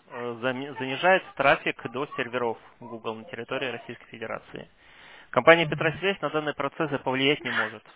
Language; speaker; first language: Russian; native; Russian